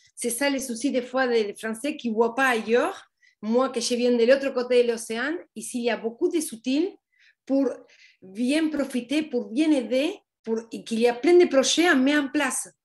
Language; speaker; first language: French; non-native, fluent; Spanish